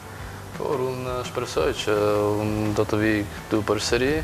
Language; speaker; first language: Albanian; non-native, learner; Bulgarian